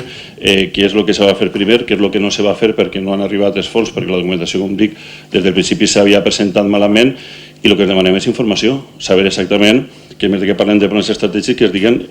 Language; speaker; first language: Catalan; native; Catalan